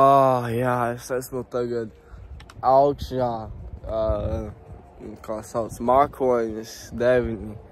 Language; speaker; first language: Latvian; early bilingual, heritage; Latvian